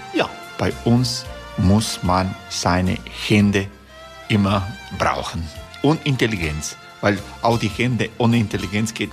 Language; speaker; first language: German; non-native, learner; Croatian